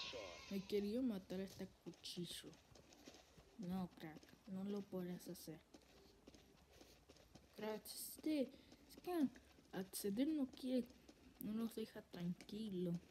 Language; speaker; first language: Spanish; early bilingual, other home language; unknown